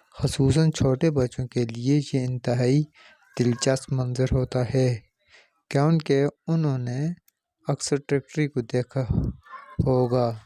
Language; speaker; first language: Urdu; non-native, local second language; Northern Hindko